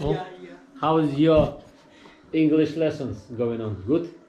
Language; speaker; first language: English; non-native, learner; Ukrainian